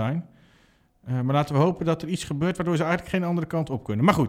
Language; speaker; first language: Dutch; native; Dutch